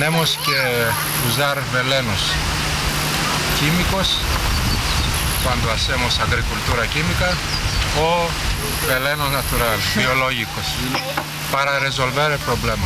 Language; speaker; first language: Spanish; non-native, fluent; Greek